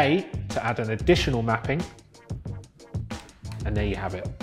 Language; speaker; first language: English; native; English